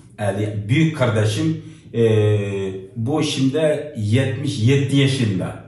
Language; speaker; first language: Turkish; non-native, learner; Uyghur